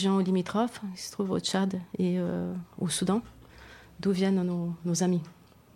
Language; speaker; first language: French; non-native, fluent; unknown